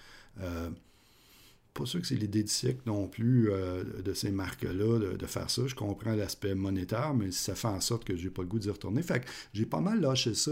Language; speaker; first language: French; native; French